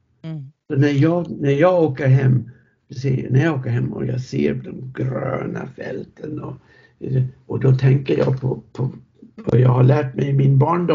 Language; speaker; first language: Swedish; non-native, fluent; English